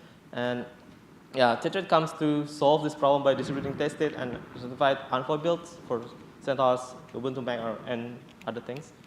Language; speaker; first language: English; non-native, fluent; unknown